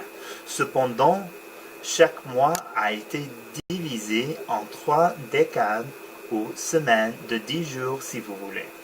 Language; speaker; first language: French; non-native, learner; English